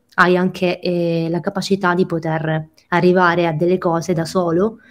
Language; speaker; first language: Italian; native; Italian